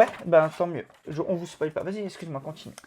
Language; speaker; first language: French; native; French